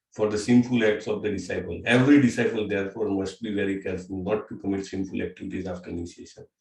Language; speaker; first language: English; non-native, local second language; Gujarati